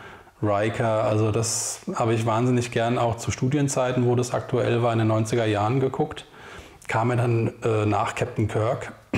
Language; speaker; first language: German; native; German